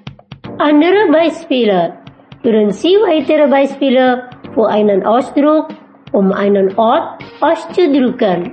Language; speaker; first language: German; non-native, fluent; Indonesian